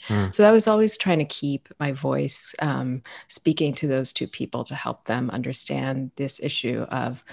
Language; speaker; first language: English; native; English